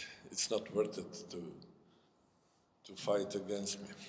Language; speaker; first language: English; non-native, fluent; Serbian